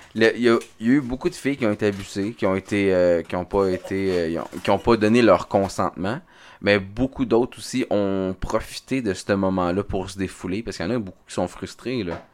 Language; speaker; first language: French; native; French